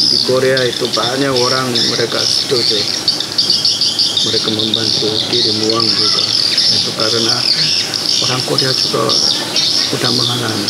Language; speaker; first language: Indonesian; non-native, learner; Korean